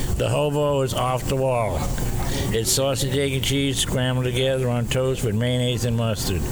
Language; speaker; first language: English; native; English